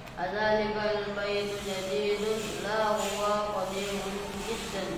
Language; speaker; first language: Arabic; non-native, learner; Indonesian